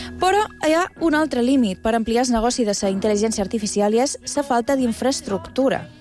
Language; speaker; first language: Catalan; native; Catalan